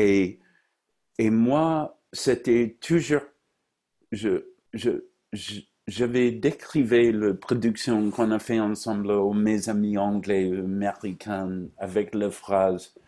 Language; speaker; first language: French; non-native, fluent; English